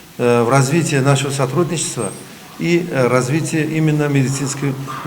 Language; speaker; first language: Russian; non-native, local second language; Uzbek